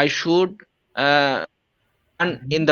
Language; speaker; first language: English; non-native, learner; Bangla